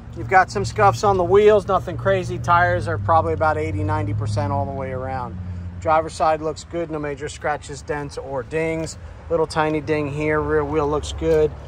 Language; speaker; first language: English; native; English